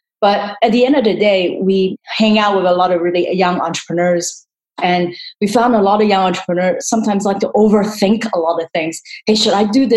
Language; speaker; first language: English; non-native, local second language; Cantonese